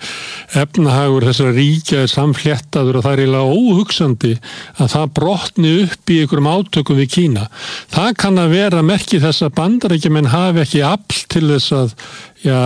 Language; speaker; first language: Icelandic; native; Icelandic